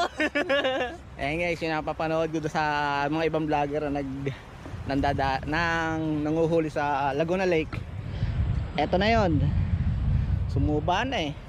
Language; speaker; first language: Filipino; native; Filipino